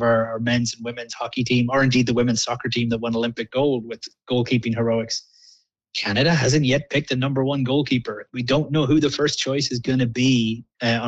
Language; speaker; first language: English; native; English